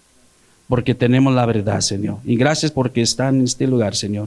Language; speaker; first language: Spanish; early bilingual, heritage; English